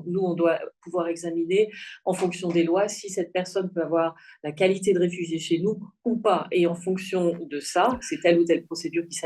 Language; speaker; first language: French; native; French